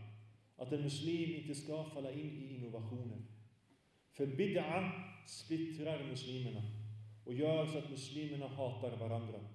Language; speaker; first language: Swedish; early bilingual, other home language; Arabic